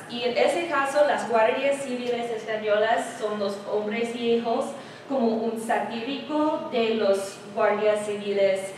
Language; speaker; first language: Spanish; non-native, learner; English